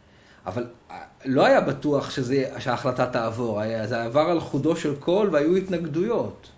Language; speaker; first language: Hebrew; native; Hebrew